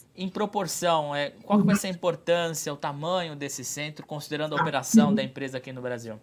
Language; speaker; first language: Portuguese; native; Portuguese